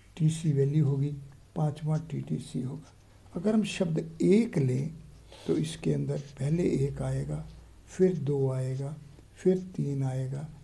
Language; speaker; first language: Hindi; native; Hindi